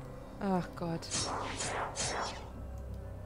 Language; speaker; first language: German; native; German